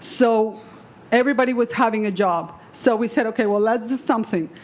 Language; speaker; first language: English; non-native, fluent; Spanish